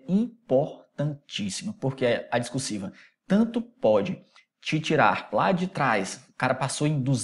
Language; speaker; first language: Portuguese; native; Portuguese